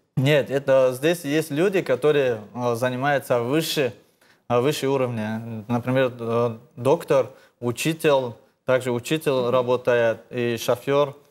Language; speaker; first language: Russian; non-native, learner; Tajik